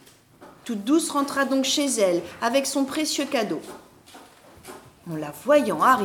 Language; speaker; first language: French; native; French